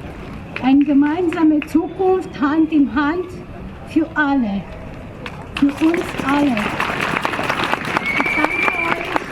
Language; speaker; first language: German; non-native, learner; Ukrainian